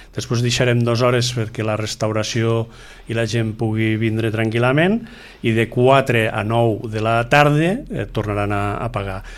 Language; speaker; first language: Catalan; native; Catalan